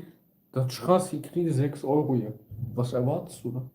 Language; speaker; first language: German; early bilingual, other home language; Kurdish